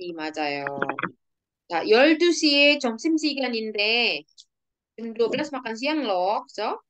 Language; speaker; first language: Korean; non-native, fluent; Indonesian